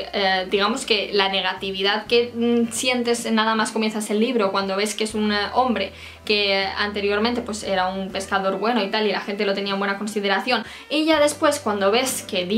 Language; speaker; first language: Spanish; native; Spanish